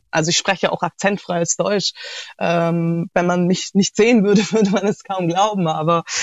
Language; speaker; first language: German; native; German